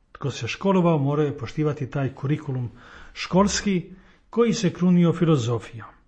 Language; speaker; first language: Croatian; native; Croatian